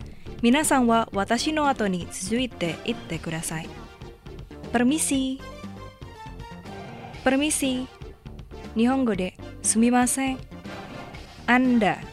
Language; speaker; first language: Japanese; non-native, fluent; Indonesian